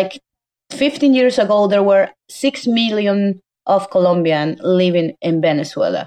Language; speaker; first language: English; non-native, fluent; Spanish